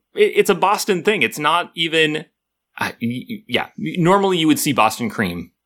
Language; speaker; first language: English; native; English